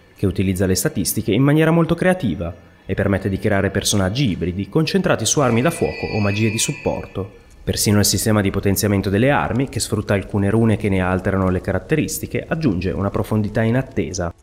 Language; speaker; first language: Italian; native; Italian